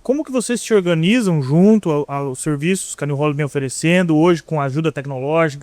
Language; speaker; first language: Portuguese; native; Portuguese